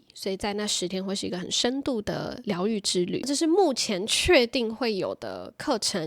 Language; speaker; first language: Chinese; native; Chinese